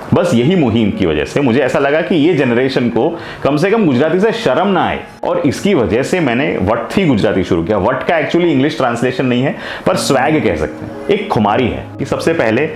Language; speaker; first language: Hindi; non-native, local second language; Gujarati